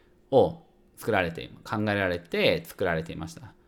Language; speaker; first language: Japanese; native; Japanese